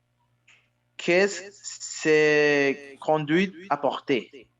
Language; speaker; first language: French; non-native, learner; Spanish